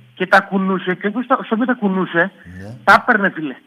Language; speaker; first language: Greek; native; Greek